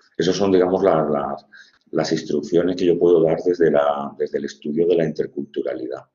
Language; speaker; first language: Spanish; native; Spanish